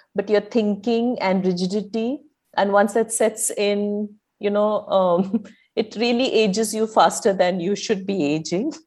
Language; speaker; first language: English; non-native, local second language; Malayalam